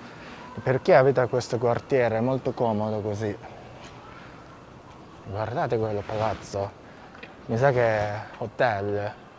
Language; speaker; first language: Italian; non-native, fluent; Japanese